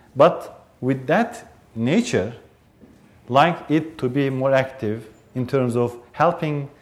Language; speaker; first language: English; non-native, fluent; Turkish